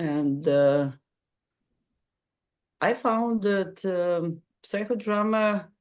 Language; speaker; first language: English; non-native, fluent; Macedonian